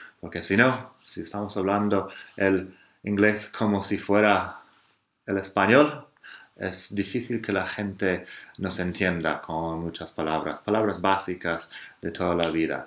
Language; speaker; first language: Spanish; non-native, fluent; English